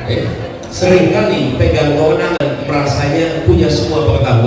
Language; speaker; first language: Indonesian; native; Indonesian